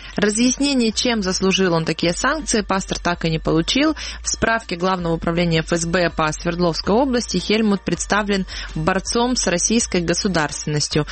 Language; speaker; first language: Russian; native; Russian